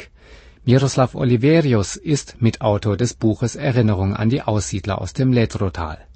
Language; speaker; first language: German; native; German